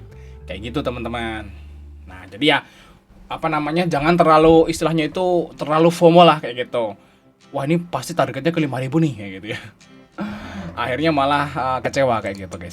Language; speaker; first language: Indonesian; native; Indonesian